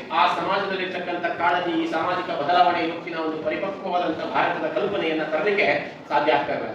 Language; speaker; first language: Kannada; non-native, local second language; Kodava